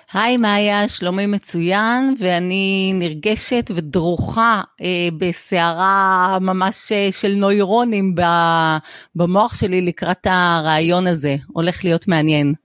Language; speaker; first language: Hebrew; native; Hebrew